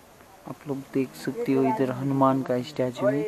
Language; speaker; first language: Hindi; non-native, local second language; Nepali